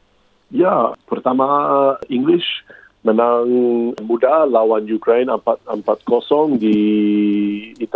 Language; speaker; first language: Indonesian; non-native, fluent; English